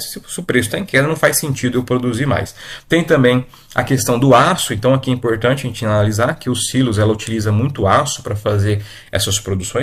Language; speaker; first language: Portuguese; native; Portuguese